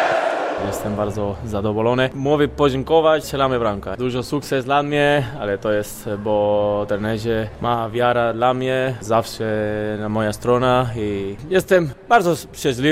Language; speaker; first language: Polish; non-native, learner; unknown